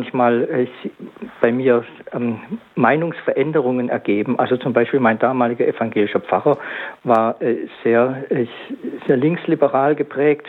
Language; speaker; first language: German; native; German